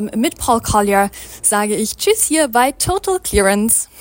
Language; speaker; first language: German; native; German